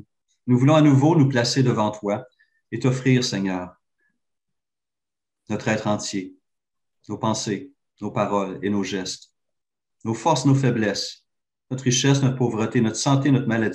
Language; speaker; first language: French; native; French